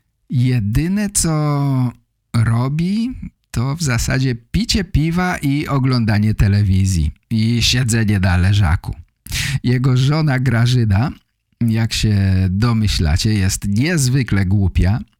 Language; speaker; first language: Polish; native; Polish